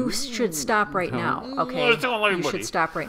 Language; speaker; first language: English; native; English